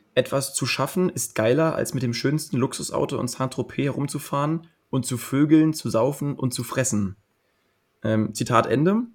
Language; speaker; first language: German; native; German